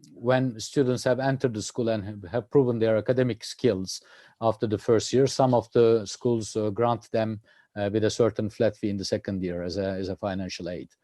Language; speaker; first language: English; non-native, fluent; Turkish